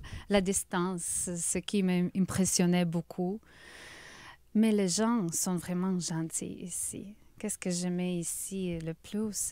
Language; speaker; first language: French; non-native, learner; Ukrainian